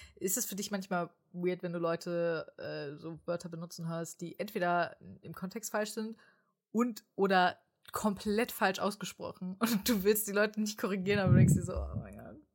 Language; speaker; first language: German; native; German